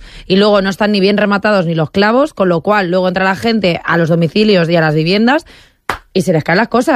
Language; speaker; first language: Spanish; native; Spanish